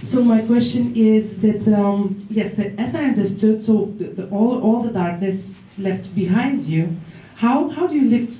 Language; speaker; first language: English; non-native, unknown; Lithuanian